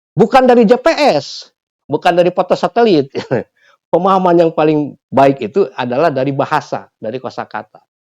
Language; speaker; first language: Indonesian; non-native, local second language; Sundanese